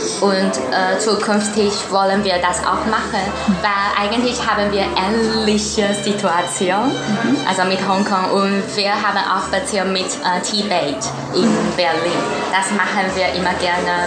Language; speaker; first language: German; non-native, learner; Chinese